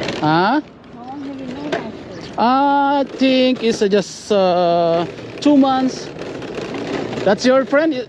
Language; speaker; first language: English; non-native, learner; Filipino